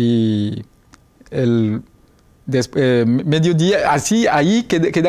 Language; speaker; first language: Spanish; non-native, learner; Ewe